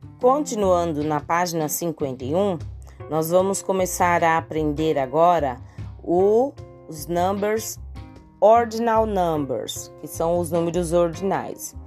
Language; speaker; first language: Portuguese; native; Portuguese